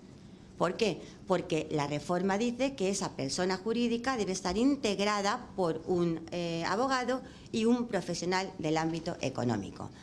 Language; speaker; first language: Spanish; native; Spanish